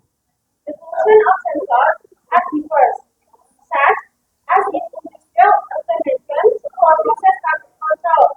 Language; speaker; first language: English; non-native, learner; Indonesian